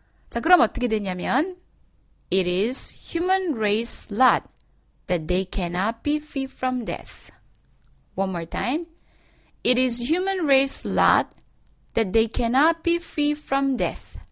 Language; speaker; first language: English; non-native, fluent; Korean